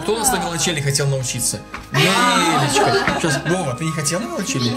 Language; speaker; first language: Russian; native; Russian